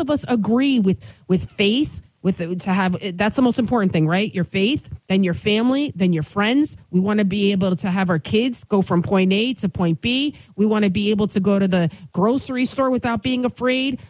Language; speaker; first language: English; early bilingual, other home language; Albanian